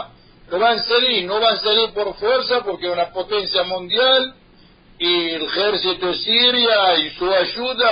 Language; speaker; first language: Spanish; non-native, learner; Arabic